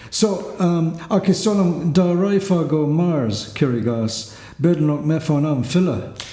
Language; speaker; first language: Irish; native; Irish